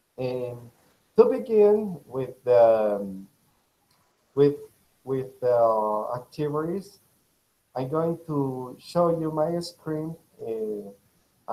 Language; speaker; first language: English; non-native, fluent; Spanish